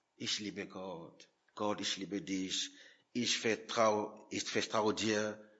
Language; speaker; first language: German; non-native, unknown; French